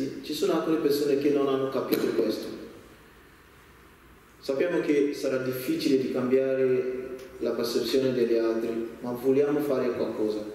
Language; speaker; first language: Italian; non-native, learner; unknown